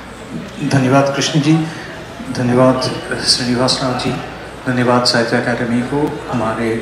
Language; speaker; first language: Hindi; non-native, local second language; Bangla